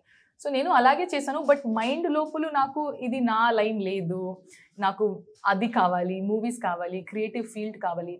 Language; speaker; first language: Telugu; non-native, learner; Kannada